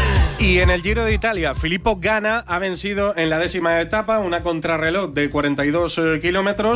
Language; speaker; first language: Spanish; native; Spanish